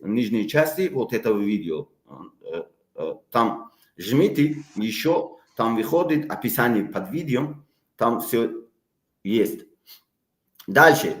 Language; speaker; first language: Russian; non-native, local second language; Tajik